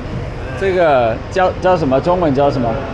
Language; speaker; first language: Chinese; non-native, learner; English